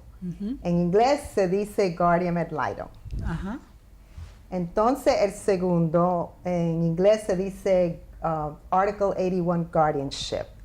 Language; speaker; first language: Spanish; early bilingual, heritage; Spanish